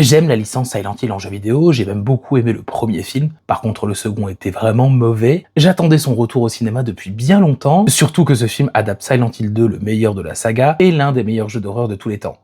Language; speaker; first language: French; native; French